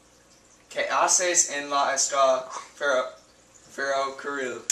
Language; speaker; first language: Spanish; non-native, learner; English